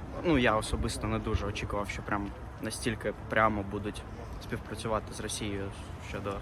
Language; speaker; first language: Ukrainian; native; Ukrainian